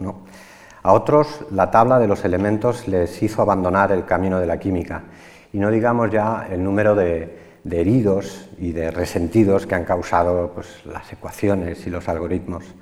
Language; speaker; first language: Spanish; native; Spanish